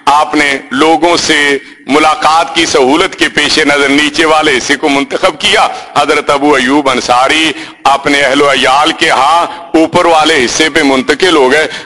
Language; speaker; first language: Urdu; native; Urdu